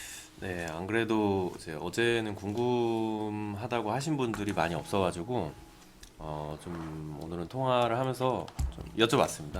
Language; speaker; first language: Korean; native; Korean